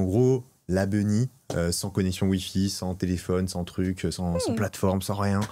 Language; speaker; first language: French; native; French